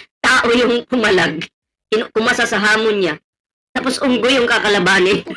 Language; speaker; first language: Filipino; non-native, local second language; Cebuano